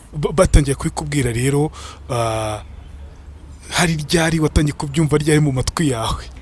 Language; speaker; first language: Kinyarwanda; native; Kinyarwanda